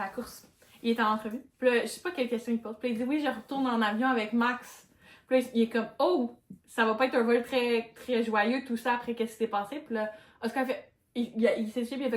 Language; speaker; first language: French; native; French